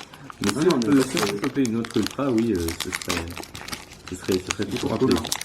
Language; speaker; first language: French; native; French